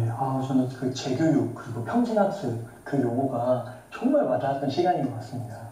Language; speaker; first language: Korean; native; Korean